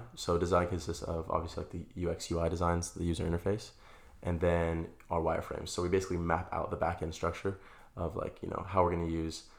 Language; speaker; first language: English; native; English